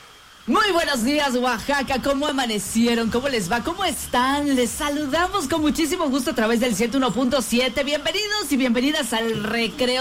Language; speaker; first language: Spanish; native; Spanish